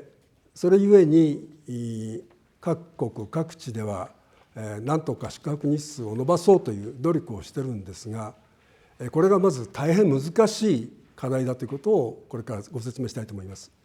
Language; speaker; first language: Japanese; native; Japanese